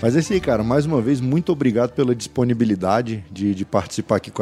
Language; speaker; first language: Portuguese; native; Portuguese